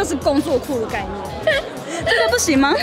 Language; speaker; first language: Chinese; native; Chinese